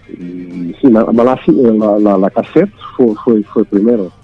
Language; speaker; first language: Spanish; non-native, learner; Portuguese